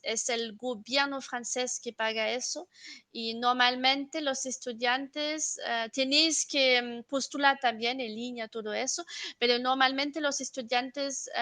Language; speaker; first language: Spanish; non-native, fluent; French